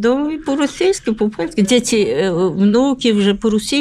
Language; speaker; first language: Polish; early bilingual, heritage; Polish